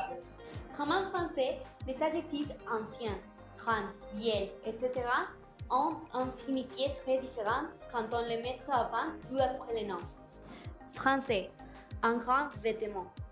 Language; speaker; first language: French; non-native, learner; Spanish